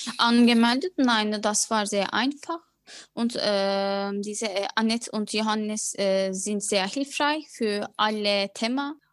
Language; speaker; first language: German; non-native, learner; Turkish